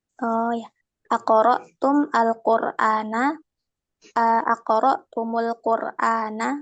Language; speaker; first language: Arabic; non-native, learner; Indonesian